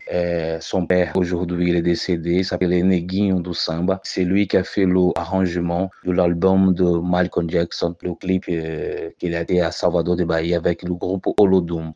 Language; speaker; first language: French; non-native, fluent; Portuguese